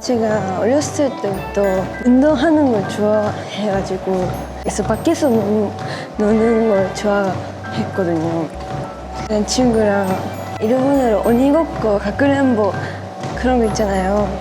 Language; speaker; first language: Korean; non-native, fluent; Japanese